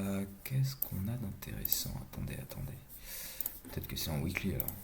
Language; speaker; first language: French; native; French